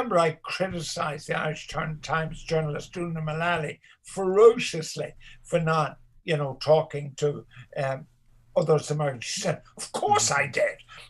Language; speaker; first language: English; native; English